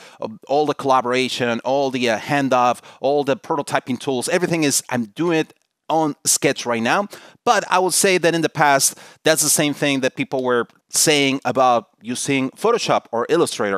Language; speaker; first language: English; non-native, fluent; Spanish